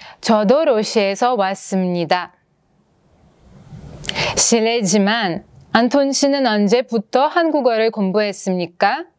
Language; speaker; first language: Korean; non-native, fluent; Russian